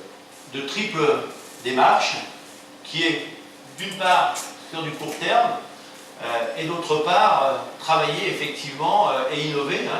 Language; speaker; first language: French; native; French